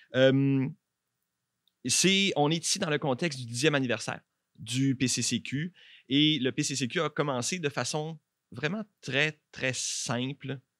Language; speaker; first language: French; native; French